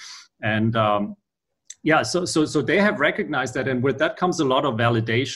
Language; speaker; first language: English; non-native, fluent; German